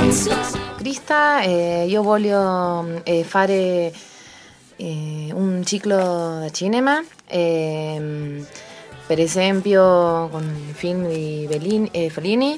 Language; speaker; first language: Italian; early bilingual, heritage; Spanish